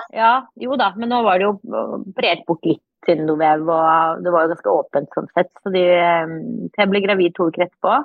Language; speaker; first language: Norwegian; early bilingual, other home language; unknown